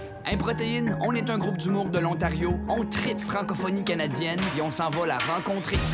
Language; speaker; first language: French; native; French